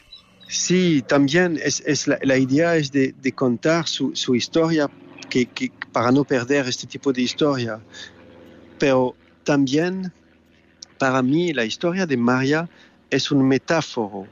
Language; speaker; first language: Spanish; non-native, fluent; French